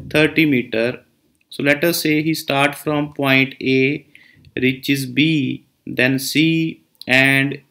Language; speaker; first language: English; non-native, local second language; Punjabi